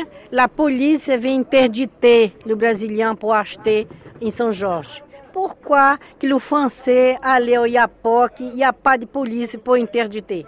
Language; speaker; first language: French; non-native, learner; Portuguese